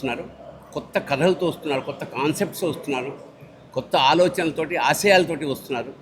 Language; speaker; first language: Telugu; native; Telugu